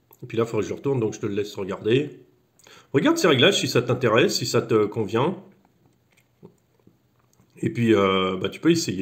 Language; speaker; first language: French; native; French